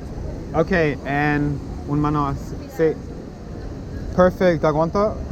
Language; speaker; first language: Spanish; non-native, learner; English